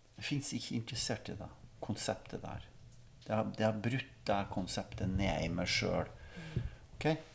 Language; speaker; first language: Norwegian; native; Norwegian